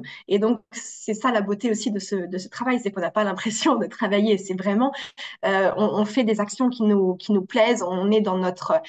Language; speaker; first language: French; native; French